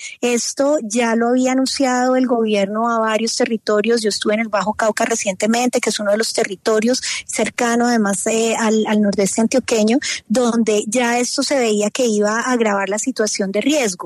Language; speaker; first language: Spanish; native; Spanish